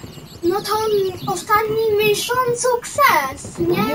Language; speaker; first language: Polish; early bilingual, heritage; Polish